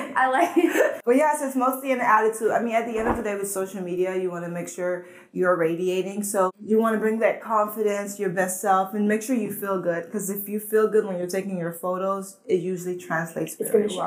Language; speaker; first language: English; early bilingual, other home language; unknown